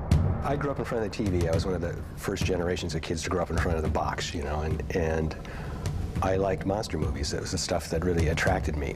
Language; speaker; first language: English; native; English